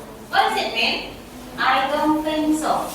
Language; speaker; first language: English; non-native, fluent; Indonesian